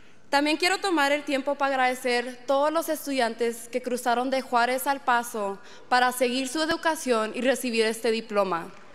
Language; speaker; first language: Spanish; early bilingual, heritage; Spanish